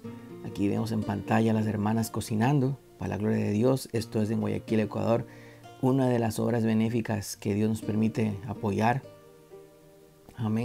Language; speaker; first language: Spanish; native; Spanish